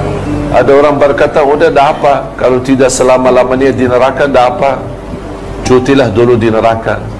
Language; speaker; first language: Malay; non-native, fluent; Arabic